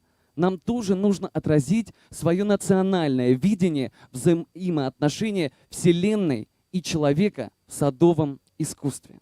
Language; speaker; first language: Russian; native; Russian